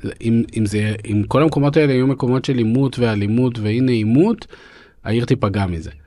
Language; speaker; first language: Hebrew; early bilingual, other home language; Russian